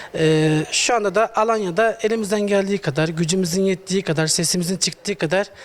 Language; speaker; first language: Turkish; native; Turkish